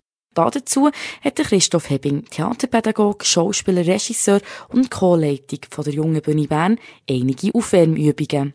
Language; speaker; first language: German; native; German